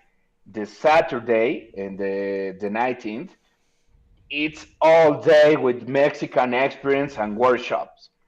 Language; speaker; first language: English; non-native, learner; Spanish